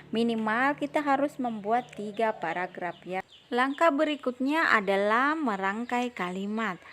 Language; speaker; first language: Indonesian; native; Indonesian